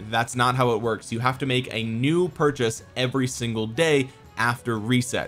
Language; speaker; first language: English; native; English